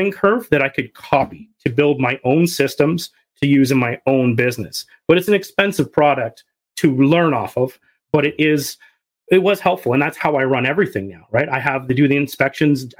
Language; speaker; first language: English; native; English